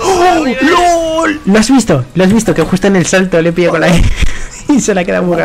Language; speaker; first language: Spanish; native; Spanish